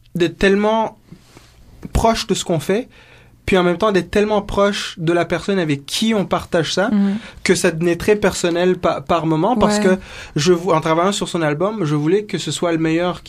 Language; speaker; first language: French; non-native, local second language; Kinyarwanda